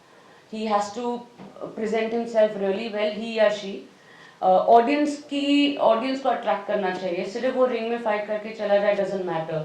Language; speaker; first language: Hindi; native; Hindi